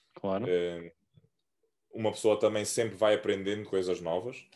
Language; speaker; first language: Portuguese; non-native, local second language; Kabuverdianu